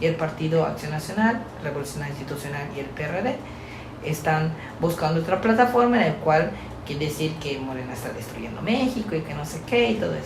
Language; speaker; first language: Spanish; native; Spanish